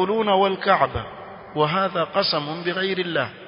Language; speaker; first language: Arabic; non-native, fluent; Swahili